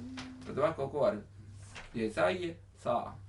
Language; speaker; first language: Japanese; non-native, learner; Italian